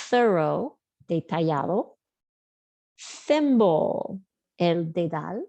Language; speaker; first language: Spanish; non-native, fluent; English